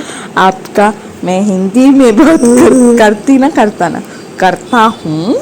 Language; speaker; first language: Hindi; non-native, local second language; Tulu